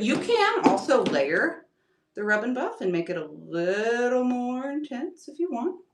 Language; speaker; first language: English; native; English